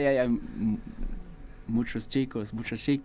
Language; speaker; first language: Spanish; non-native, fluent; French